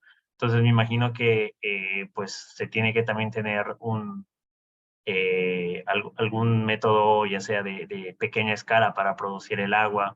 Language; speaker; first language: Spanish; native; Spanish